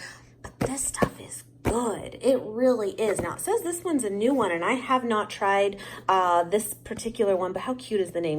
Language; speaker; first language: English; native; English